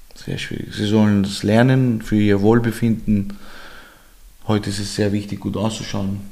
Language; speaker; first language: German; early bilingual, other home language; Georgian